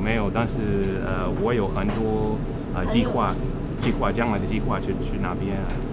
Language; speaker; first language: Chinese; non-native, fluent; English